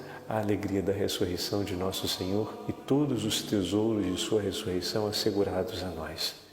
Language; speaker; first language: Portuguese; native; Portuguese